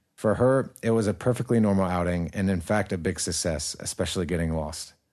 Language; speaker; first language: English; native; English